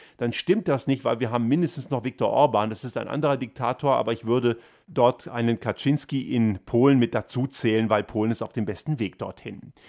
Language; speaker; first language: German; early bilingual, other home language; Croatian